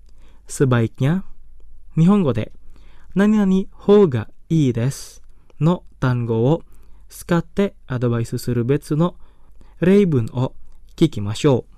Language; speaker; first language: Japanese; non-native, fluent; Indonesian